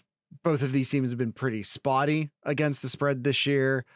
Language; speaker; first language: English; native; English